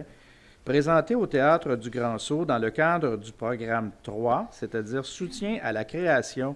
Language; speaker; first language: French; native; French